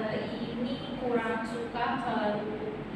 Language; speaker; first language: Indonesian; non-native, learner; Arabic